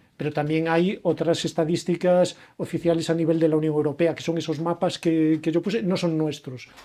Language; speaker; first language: Spanish; native; Spanish